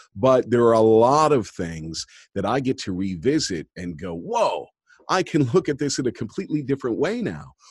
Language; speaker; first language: English; native; English